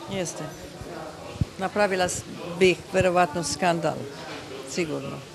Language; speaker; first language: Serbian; early bilingual, heritage; Serbian